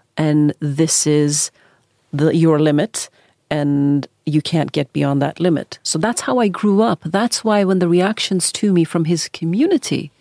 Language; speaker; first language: English; early bilingual, other home language; Norwegian